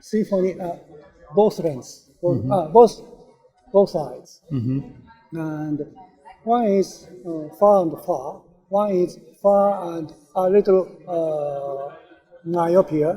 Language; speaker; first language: English; non-native, learner; Japanese